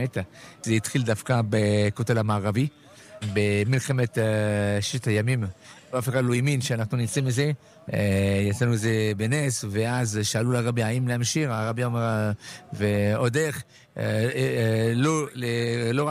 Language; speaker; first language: Hebrew; non-native, learner; French